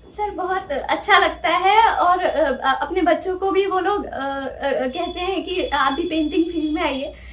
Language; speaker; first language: Hindi; native; Hindi